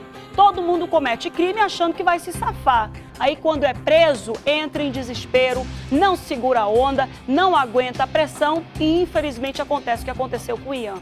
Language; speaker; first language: Portuguese; native; Portuguese